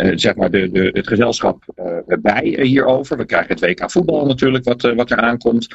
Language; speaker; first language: Dutch; native; Dutch